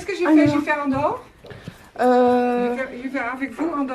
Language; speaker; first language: French; non-native, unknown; Dutch